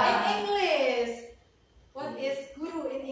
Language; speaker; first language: English; non-native, learner; Indonesian